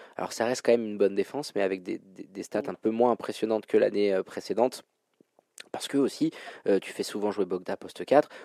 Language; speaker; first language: French; native; French